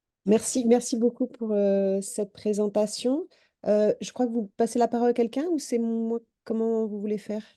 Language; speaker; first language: French; native; French